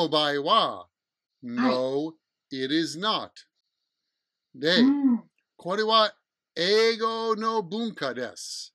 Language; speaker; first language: Japanese; non-native, fluent; English